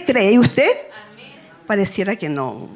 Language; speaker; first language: Spanish; native; Spanish